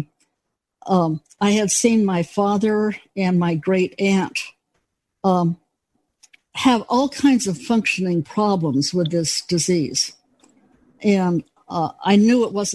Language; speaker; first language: English; native; English